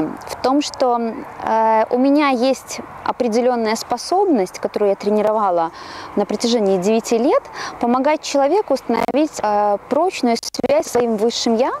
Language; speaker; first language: Russian; native; Russian